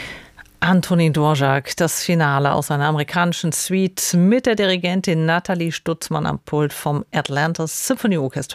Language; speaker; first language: German; native; German